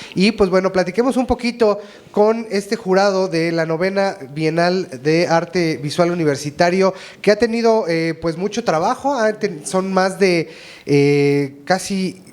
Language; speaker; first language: Spanish; native; Spanish